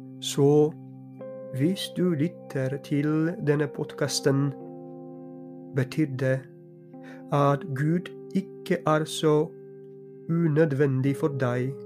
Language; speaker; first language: Norwegian; non-native, fluent; Polish